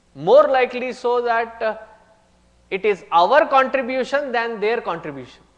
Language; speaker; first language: English; non-native, local second language; Hindi